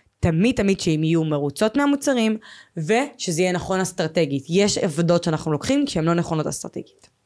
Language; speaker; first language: Hebrew; native; Hebrew